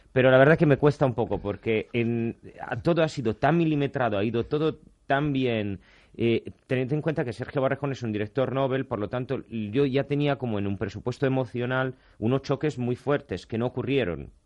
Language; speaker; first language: Spanish; non-native, fluent; Italian